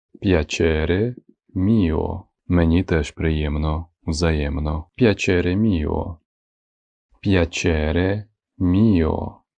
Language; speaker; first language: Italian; non-native, fluent; Ukrainian